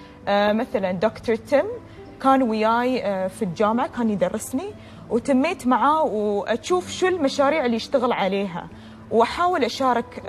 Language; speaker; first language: Arabic; native; Arabic